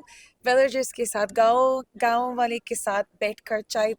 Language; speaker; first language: Hindi; non-native, learner; Punjabi